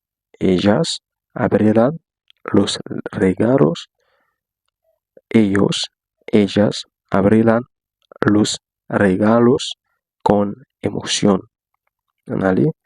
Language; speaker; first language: Spanish; non-native, fluent; Haitian Creole